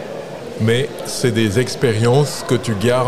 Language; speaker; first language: French; native; French